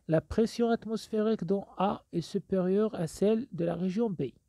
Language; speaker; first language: French; non-native, local second language; Arabic